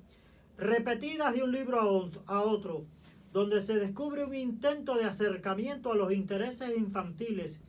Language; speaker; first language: Spanish; native; Spanish